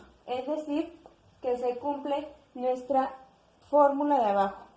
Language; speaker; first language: Spanish; native; Spanish